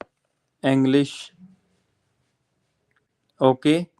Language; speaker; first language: English; non-native, local second language; Hindi